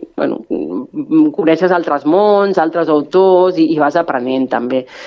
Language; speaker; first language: Catalan; native; Catalan